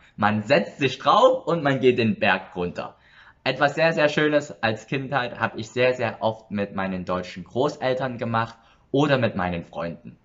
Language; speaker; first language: German; early bilingual, other home language; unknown